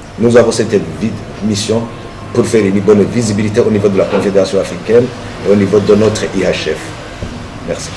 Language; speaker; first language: French; non-native, local second language; Rundi